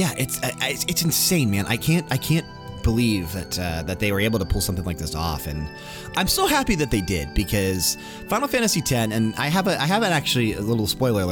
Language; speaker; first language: English; native; English